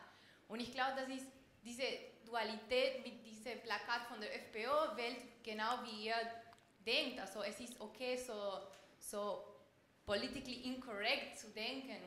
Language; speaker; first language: German; non-native, fluent; Spanish